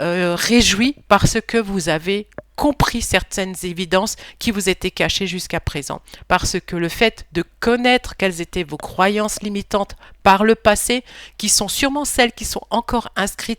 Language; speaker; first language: French; native; French